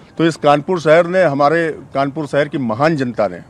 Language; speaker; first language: Hindi; native; Hindi